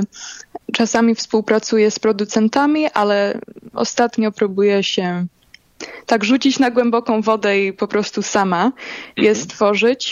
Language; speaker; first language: Polish; early bilingual, heritage; Polish